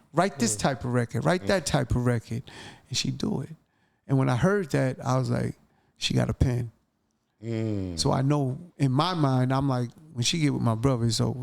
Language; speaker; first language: English; native; English